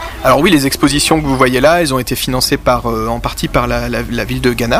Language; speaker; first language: French; native; French